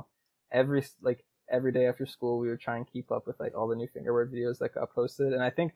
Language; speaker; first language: English; native; English